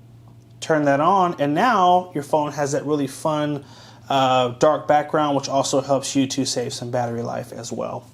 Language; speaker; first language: English; native; English